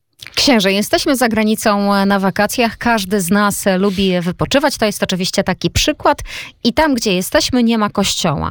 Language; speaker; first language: Polish; native; Polish